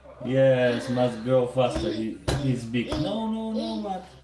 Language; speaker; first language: English; non-native, learner; Polish